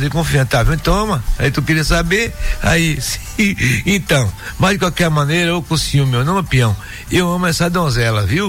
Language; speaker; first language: Portuguese; native; Portuguese